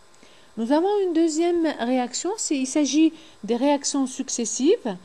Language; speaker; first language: French; non-native, local second language; Arabic